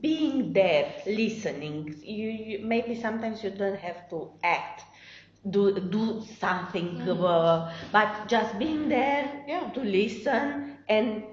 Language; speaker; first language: English; non-native, fluent; Romanian